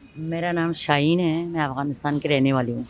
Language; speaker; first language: Hindi; non-native, fluent; Pashto